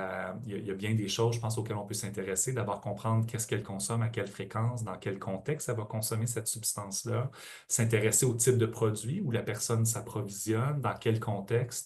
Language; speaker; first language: French; native; French